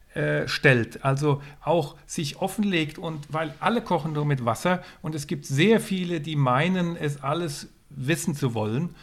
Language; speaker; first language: German; non-native, fluent; Swedish